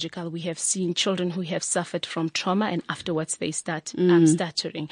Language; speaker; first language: English; non-native, local second language; Tswana